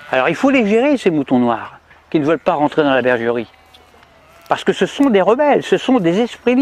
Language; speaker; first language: French; native; French